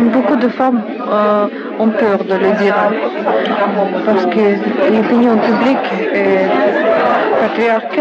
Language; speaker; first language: French; non-native, fluent; Russian